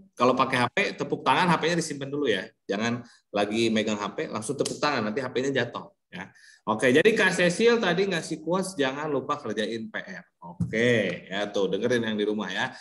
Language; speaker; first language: Indonesian; early bilingual, heritage; Indonesian